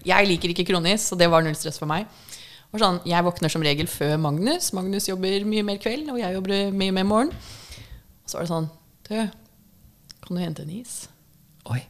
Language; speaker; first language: Norwegian; early bilingual, other home language; English